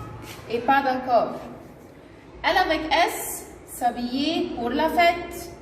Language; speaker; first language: French; non-native, fluent; Arabic